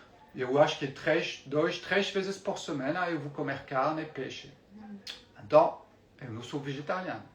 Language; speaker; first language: Portuguese; non-native, fluent; French